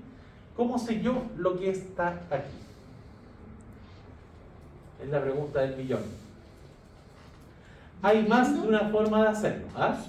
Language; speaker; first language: Spanish; native; Spanish